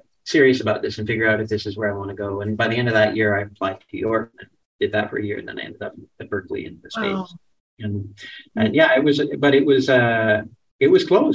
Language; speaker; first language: English; native; English